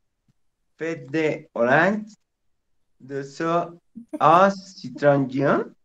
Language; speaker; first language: French; non-native, learner; Spanish